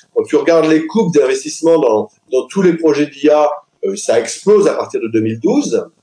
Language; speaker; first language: French; native; French